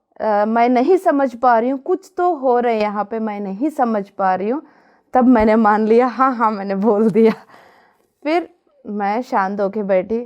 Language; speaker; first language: Hindi; non-native, local second language; Telugu